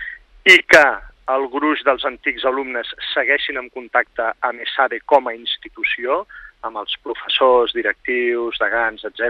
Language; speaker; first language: Catalan; native; Catalan